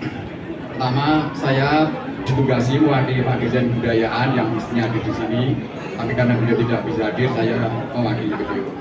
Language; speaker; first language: Indonesian; native; Indonesian